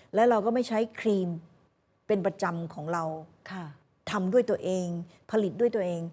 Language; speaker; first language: Thai; early bilingual, heritage; Thai